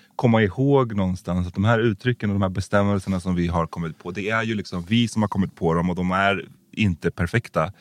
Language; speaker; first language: Swedish; early bilingual, other home language; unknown